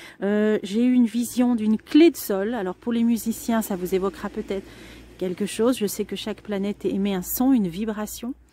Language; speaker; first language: French; native; French